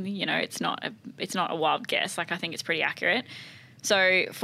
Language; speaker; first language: English; native; English